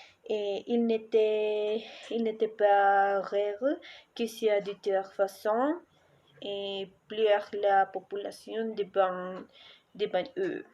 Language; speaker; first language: French; non-native, learner; Spanish